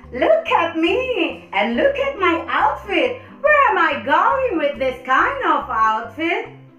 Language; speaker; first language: English; non-native, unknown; Indonesian